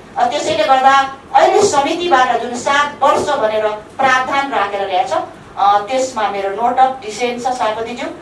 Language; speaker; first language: Nepali; native; Nepali